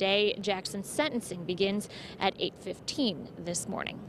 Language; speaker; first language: English; native; English